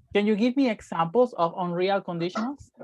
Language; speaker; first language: English; non-native, fluent; Spanish